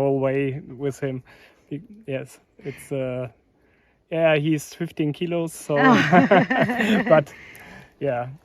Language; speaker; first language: English; non-native, learner; German